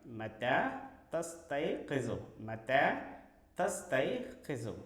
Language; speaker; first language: Arabic; non-native, fluent; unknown